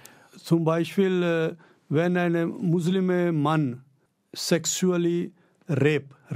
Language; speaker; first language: German; non-native, learner; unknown